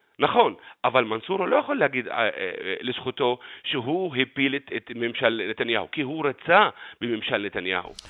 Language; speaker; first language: Hebrew; non-native, local second language; Arabic